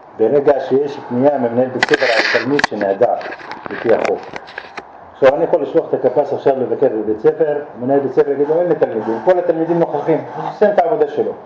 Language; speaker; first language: Hebrew; non-native, local second language; Arabic